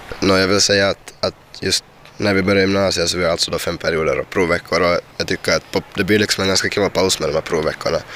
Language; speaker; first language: Swedish; native; Swedish